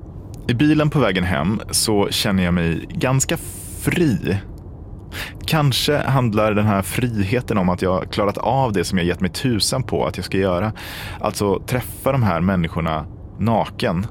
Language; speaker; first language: Swedish; native; Swedish